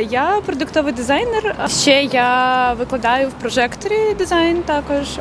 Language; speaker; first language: Ukrainian; non-native, local second language; Russian